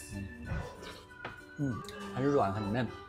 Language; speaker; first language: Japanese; non-native, learner; Chinese